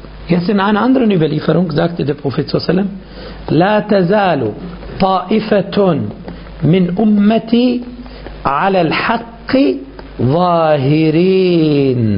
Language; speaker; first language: German; non-native, fluent; Arabic